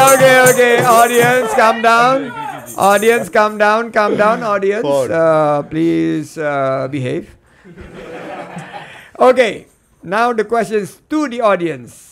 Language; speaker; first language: English; non-native, local second language; Indonesian